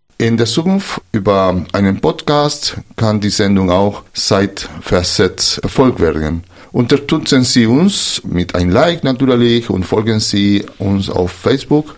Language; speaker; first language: German; non-native, fluent; Spanish